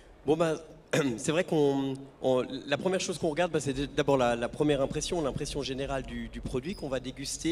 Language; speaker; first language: French; native; French